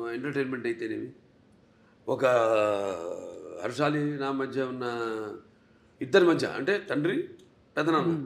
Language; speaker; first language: Telugu; native; Telugu